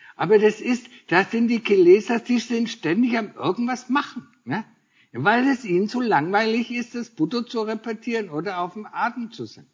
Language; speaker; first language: German; native; German